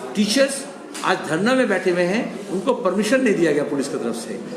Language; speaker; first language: Hindi; non-native, local second language; Bangla